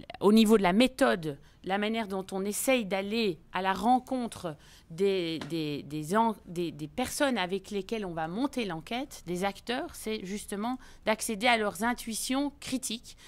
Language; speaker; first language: French; native; French